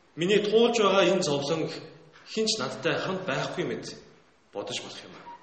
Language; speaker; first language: Mongolian; native; Mongolian